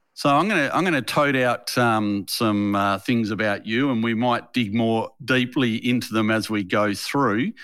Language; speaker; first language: English; native; English